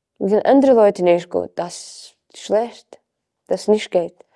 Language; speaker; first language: German; non-native, learner; Ukrainian